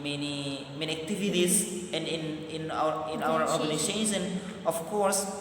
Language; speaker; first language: English; non-native, learner; Madurese